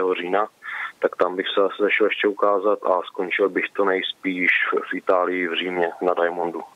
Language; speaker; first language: Czech; native; Czech